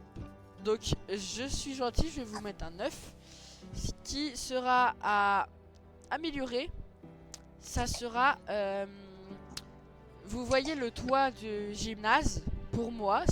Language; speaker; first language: French; native; French